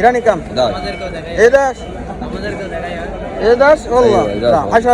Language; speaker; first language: Arabic; non-native, learner; Bangla